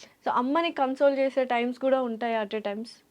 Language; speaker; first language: Telugu; native; Telugu